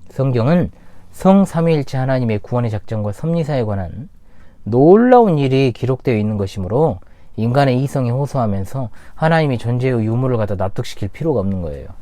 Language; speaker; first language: Korean; native; Korean